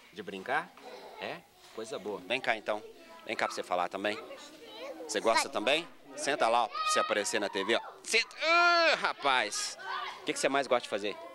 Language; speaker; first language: Portuguese; native; Portuguese